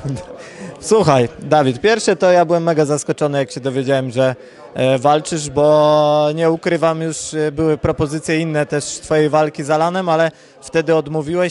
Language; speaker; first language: Polish; native; Polish